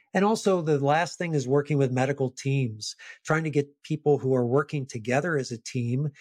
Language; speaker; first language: English; native; English